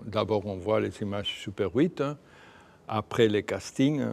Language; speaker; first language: French; non-native, fluent; Spanish